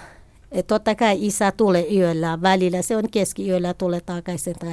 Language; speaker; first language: Finnish; non-native, learner; Kurdish